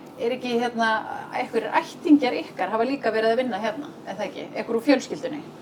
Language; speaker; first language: Icelandic; native; Icelandic